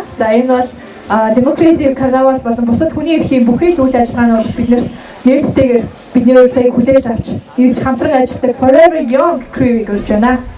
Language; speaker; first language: Mongolian; native; Mongolian